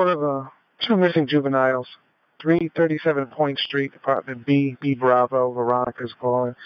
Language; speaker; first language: English; native; English